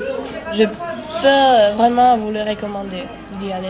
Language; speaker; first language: French; non-native, fluent; Czech